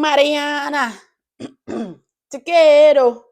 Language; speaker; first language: Spanish; non-native, learner; English